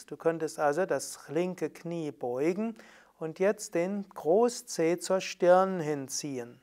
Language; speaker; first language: German; native; German